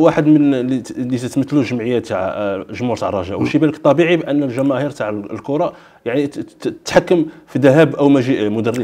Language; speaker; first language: Arabic; native; Arabic